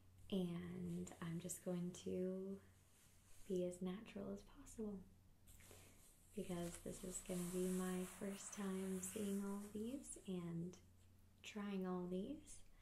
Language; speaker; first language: English; native; English